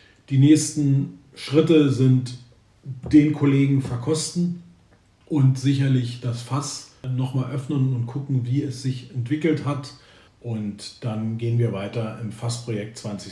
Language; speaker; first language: German; native; German